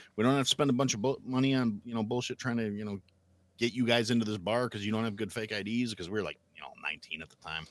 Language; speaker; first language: English; native; English